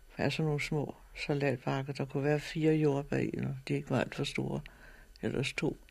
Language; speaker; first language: Danish; native; Danish